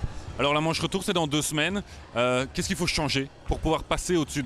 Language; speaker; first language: French; native; French